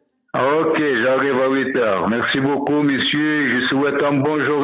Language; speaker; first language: French; non-native, learner; Arabic